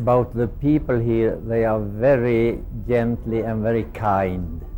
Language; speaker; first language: English; non-native, fluent; Swedish